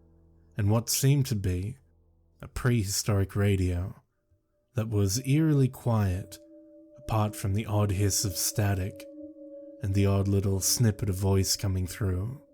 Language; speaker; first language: English; native; English